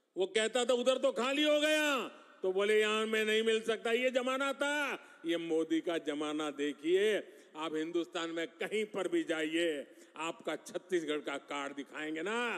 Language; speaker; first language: Hindi; non-native, local second language; Gujarati